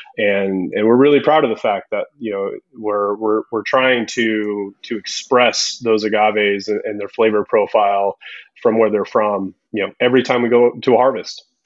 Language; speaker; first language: English; early bilingual, other home language; Spanish